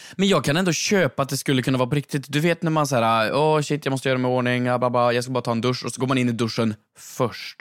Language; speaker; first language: Swedish; native; Swedish